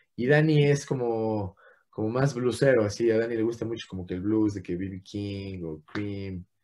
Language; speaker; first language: Spanish; native; Spanish